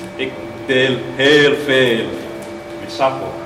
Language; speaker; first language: Dutch; non-native, fluent; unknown